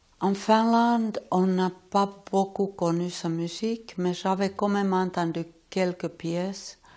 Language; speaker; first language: French; non-native, fluent; Finnish